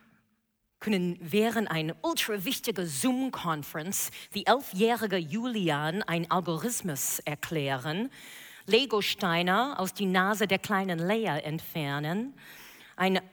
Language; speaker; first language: German; non-native, fluent; English